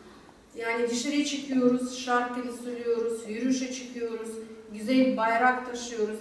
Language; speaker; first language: Turkish; non-native, learner; Russian